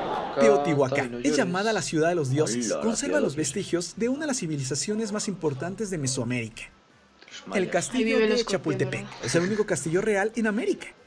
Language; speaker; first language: Spanish; native; Spanish